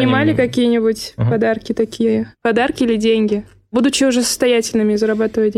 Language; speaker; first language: Russian; native; Russian